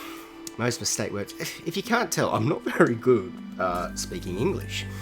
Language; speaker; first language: English; native; English